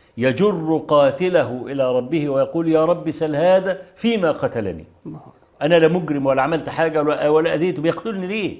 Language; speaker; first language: Arabic; native; Arabic